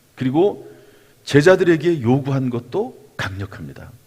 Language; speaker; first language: Korean; native; Korean